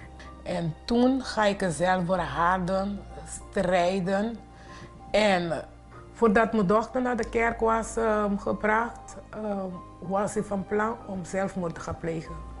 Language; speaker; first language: Dutch; non-native, fluent; Papiamento